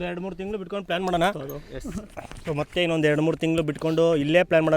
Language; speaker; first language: Kannada; native; Kannada